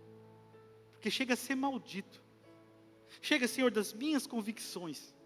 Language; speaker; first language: Portuguese; native; Portuguese